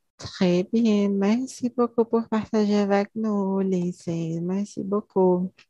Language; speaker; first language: French; non-native, learner; Portuguese